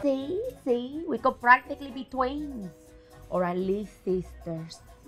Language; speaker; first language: English; early bilingual, other home language; Spanish